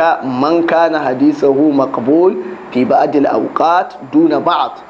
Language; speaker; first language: Arabic; non-native, fluent; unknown